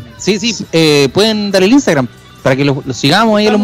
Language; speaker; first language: Spanish; native; Spanish